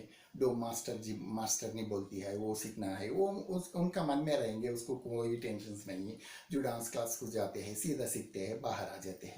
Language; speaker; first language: Hindi; non-native, local second language; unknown